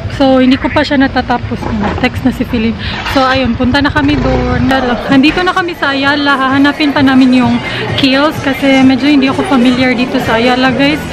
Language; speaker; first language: Filipino; non-native, local second language; Cebuano